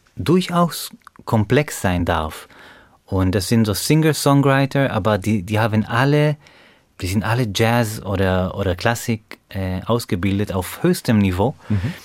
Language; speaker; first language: German; non-native, fluent; Hebrew